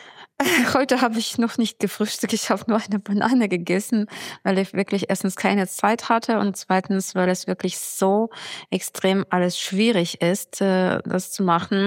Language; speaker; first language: German; non-native, fluent; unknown